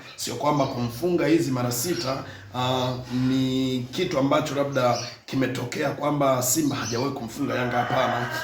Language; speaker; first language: Swahili; native; Swahili